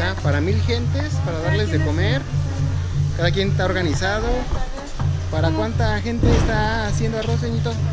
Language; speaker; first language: Spanish; native; Spanish